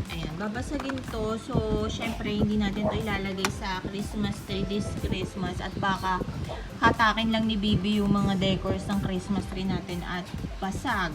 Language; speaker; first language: Filipino; native; Filipino